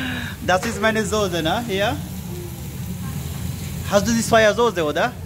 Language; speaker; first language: German; non-native, learner; Bangla